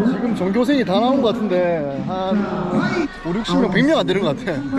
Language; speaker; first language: Korean; native; Korean